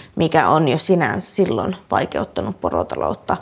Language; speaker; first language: Finnish; native; Finnish